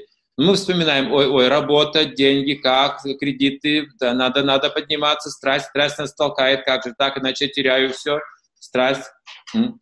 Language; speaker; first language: Russian; native; Russian